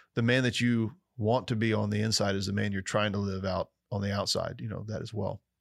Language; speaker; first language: English; native; English